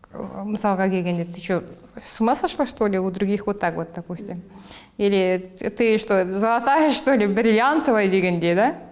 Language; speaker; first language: Russian; non-native, local second language; Kazakh